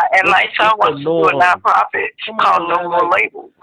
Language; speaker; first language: English; native; English